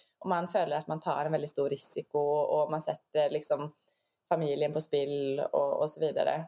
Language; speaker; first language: Swedish; native; Swedish